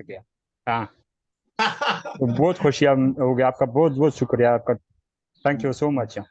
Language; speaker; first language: Hindi; non-native, learner; Pashto